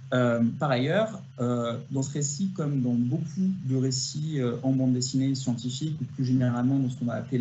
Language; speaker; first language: French; native; French